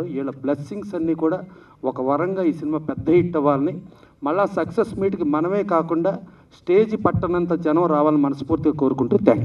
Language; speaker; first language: Telugu; native; Telugu